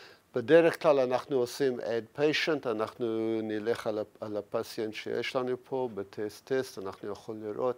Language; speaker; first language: Hebrew; non-native, fluent; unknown